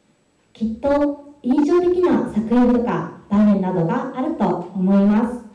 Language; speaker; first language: Japanese; non-native, fluent; Korean